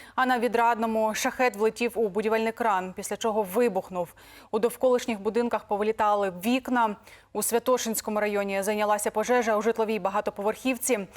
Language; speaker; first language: Ukrainian; native; Ukrainian